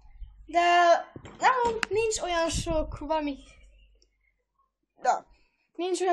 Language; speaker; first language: Hungarian; early bilingual, heritage; Hungarian